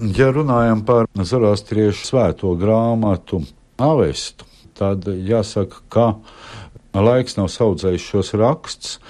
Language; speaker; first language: Latvian; native; Latvian